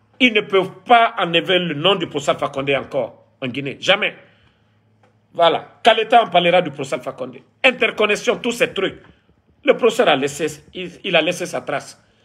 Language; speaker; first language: French; non-native, local second language; Mandingo